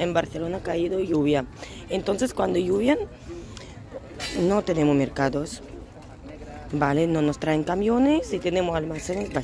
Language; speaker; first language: Spanish; non-native, fluent; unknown